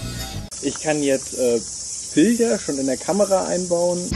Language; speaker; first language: German; native; German